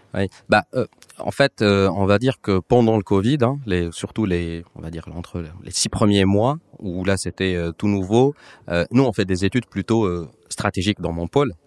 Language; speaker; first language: French; non-native, local second language; Arabic